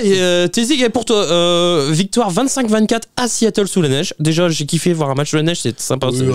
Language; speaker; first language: French; native; French